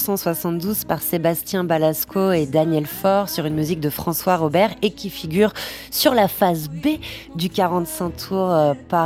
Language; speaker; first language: French; native; French